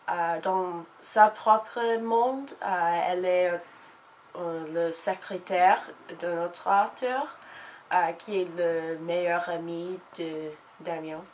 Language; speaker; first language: French; non-native, learner; English